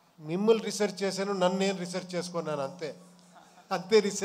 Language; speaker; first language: Telugu; non-native, local second language; Kannada